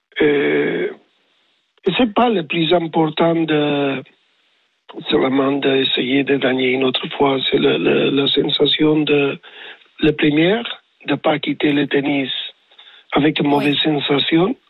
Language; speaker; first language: French; non-native, learner; Spanish